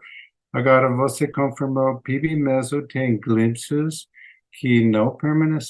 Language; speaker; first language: Portuguese; non-native, learner; English